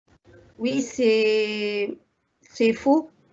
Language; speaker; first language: French; non-native, fluent; Arabic